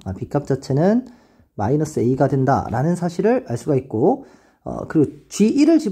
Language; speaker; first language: Korean; native; Korean